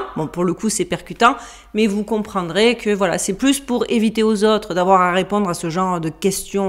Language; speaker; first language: French; native; French